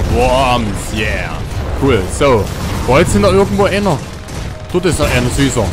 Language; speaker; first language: German; native; German